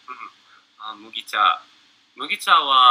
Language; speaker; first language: Japanese; non-native, learner; English